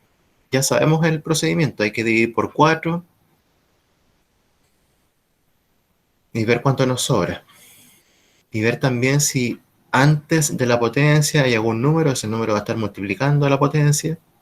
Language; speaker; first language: Spanish; native; Spanish